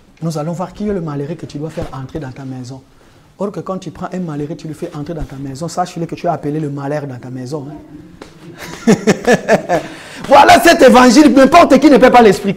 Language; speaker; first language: French; non-native, local second language; Lingala